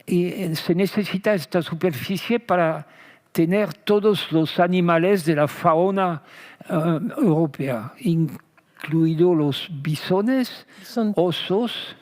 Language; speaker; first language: Spanish; non-native, fluent; French